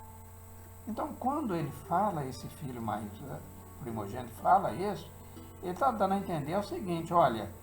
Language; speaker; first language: Portuguese; native; Portuguese